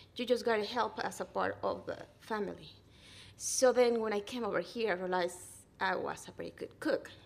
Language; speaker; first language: English; non-native, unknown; Spanish